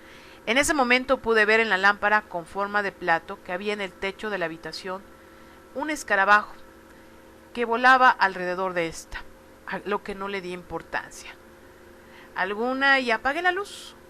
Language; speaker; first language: Spanish; native; Spanish